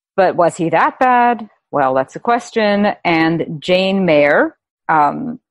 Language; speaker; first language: English; native; English